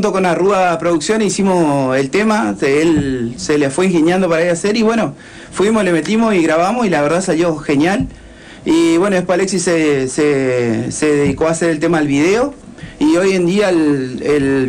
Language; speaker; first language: Spanish; native; Spanish